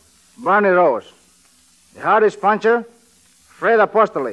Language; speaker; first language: English; non-native, local second language; Filipino